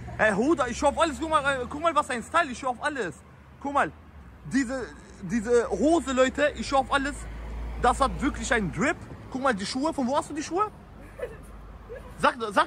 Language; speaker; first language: German; early bilingual, other home language; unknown